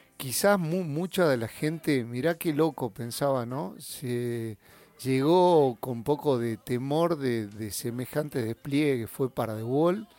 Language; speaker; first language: Spanish; native; Spanish